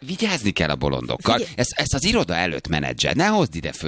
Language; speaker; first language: Hungarian; native; Hungarian